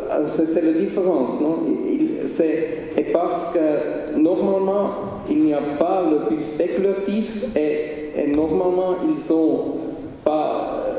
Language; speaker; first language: French; non-native, local second language; Swiss German